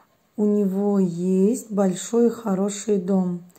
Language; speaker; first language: Russian; non-native, fluent; Azerbaijani